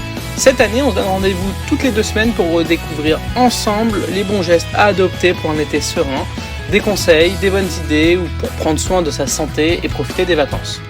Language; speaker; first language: French; native; French